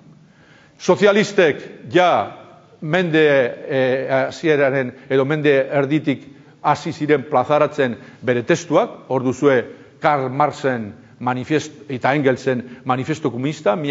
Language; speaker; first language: Basque; native; Basque